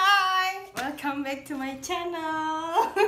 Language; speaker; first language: English; non-native, learner; Indonesian